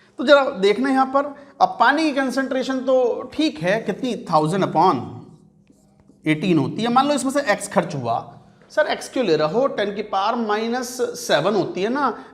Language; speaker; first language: Hindi; native; Hindi